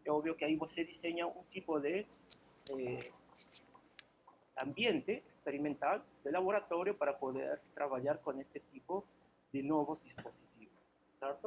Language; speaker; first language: Portuguese; non-native, fluent; Spanish